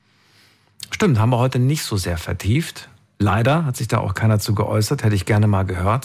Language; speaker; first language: German; native; German